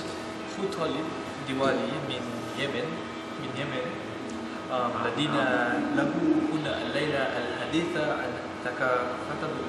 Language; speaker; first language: Arabic; non-native, learner; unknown